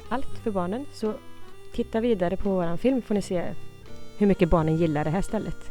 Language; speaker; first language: Swedish; native; Swedish